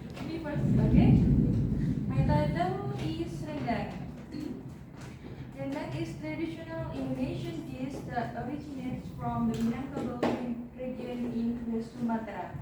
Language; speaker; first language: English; non-native, learner; Indonesian